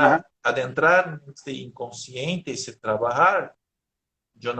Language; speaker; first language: Spanish; non-native, learner; Portuguese